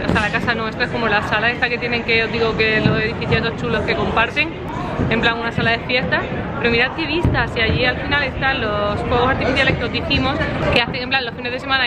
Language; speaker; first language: Spanish; native; Spanish